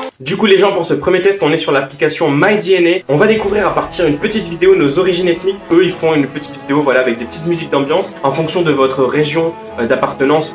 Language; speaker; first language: French; native; French